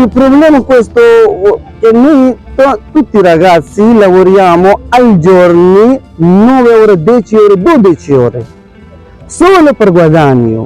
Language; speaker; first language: Italian; non-native, learner; Urdu